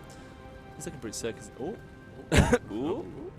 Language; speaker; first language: English; native; English